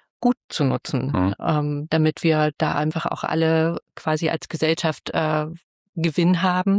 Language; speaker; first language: German; native; German